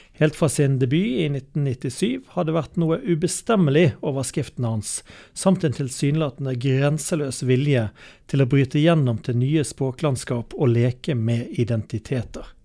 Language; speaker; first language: Norwegian; native; Norwegian